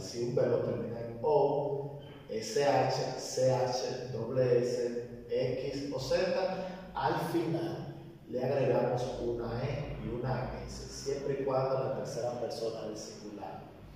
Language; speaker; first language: Spanish; native; Spanish